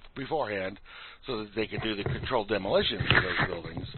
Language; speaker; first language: English; native; English